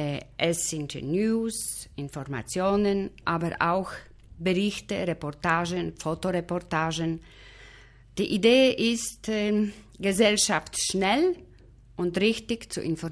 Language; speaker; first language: German; non-native, fluent; Polish